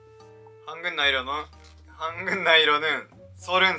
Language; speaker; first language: Korean; non-native, fluent; Japanese